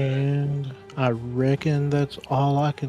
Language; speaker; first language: English; native; English